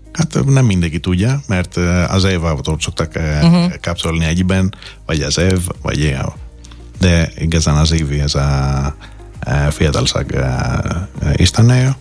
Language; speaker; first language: Hungarian; non-native, fluent; Greek